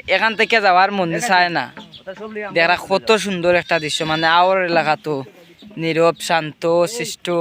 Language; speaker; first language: Bangla; non-native, local second language; Sylheti